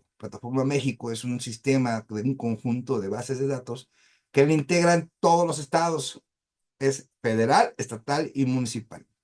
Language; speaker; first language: Spanish; native; Spanish